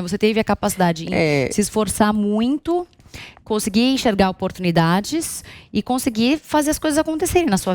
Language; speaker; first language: Portuguese; native; Portuguese